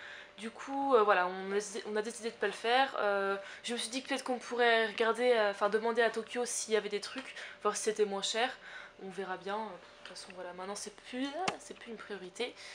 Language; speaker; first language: French; native; French